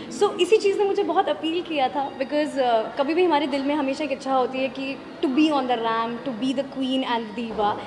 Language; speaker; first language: Hindi; native; Hindi